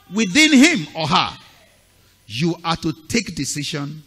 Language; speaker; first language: English; non-native, local second language; Yoruba